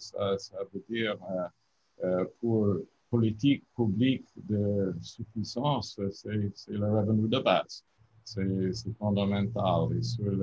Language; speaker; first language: French; non-native, learner; English